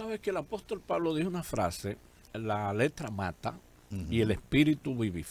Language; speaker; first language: Spanish; native; Spanish